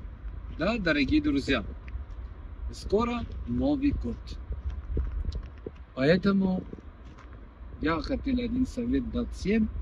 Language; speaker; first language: Russian; non-native, fluent; Persian